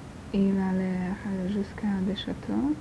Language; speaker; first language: French; non-native, learner; Polish